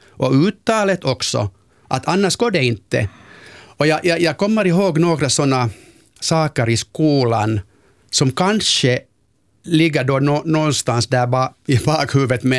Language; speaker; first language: Swedish; non-native, local second language; Finnish